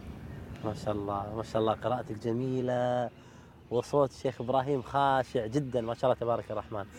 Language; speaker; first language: Arabic; native; Arabic